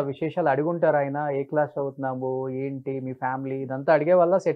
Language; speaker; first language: Telugu; native; Telugu